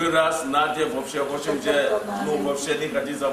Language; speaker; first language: Russian; non-native, learner; English